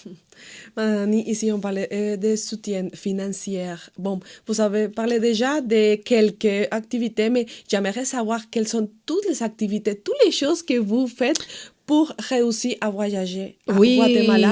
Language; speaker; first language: French; non-native, fluent; Spanish